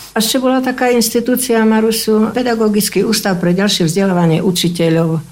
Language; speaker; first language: Ukrainian; native; Ukrainian